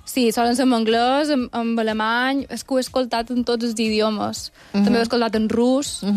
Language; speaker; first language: Catalan; native; Catalan